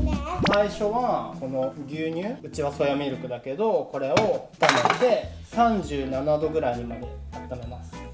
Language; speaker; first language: Japanese; native; Japanese